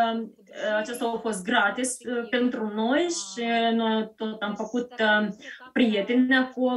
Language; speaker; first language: Romanian; early bilingual, heritage; Romanian